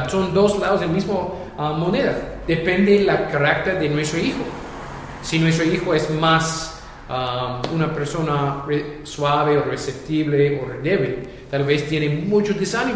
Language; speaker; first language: Spanish; non-native, fluent; English